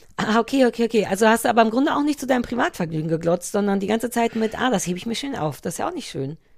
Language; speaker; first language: German; native; German